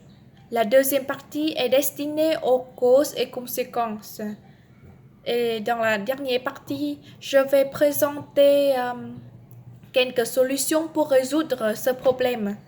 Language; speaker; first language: French; non-native, learner; Vietnamese